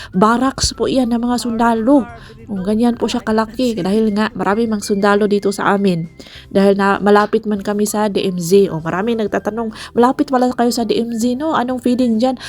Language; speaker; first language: Filipino; non-native, local second language; Cebuano